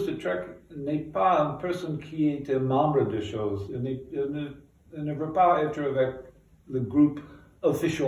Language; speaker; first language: French; non-native, fluent; English